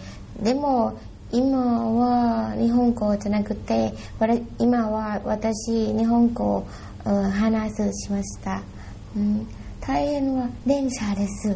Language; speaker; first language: Japanese; non-native, learner; Thai